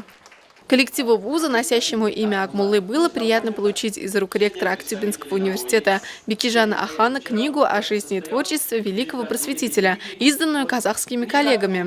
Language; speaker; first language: Russian; native; Russian